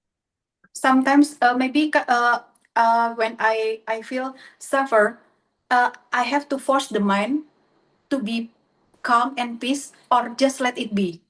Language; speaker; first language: English; non-native, learner; Indonesian